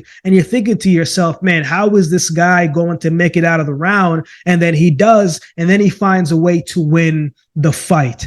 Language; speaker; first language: English; native; English